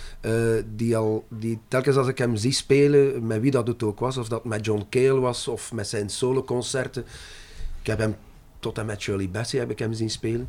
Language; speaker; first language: Dutch; non-native, local second language; French